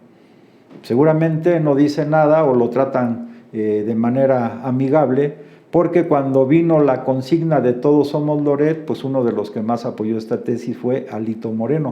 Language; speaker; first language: Spanish; native; Spanish